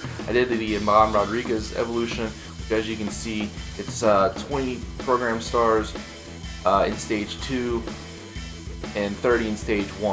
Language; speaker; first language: English; native; English